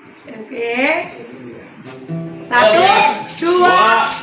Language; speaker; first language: Indonesian; non-native, fluent; German